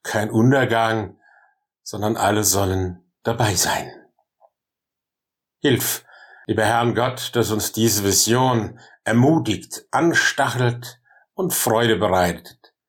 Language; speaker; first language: German; native; German